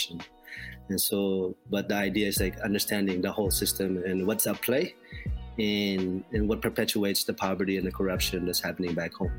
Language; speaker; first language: English; non-native, local second language; Filipino